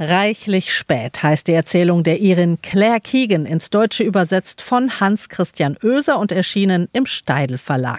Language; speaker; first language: German; native; German